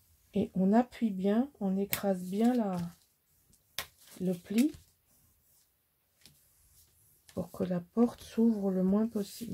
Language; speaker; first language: French; native; French